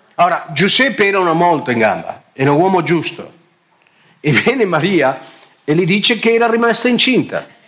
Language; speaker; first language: Italian; non-native, fluent; Spanish